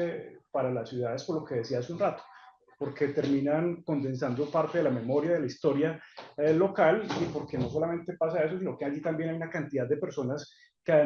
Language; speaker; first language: Spanish; native; Spanish